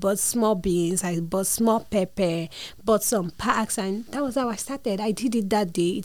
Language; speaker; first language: English; non-native, local second language; Yoruba